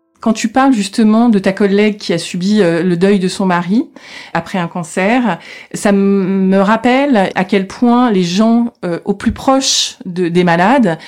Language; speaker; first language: French; native; French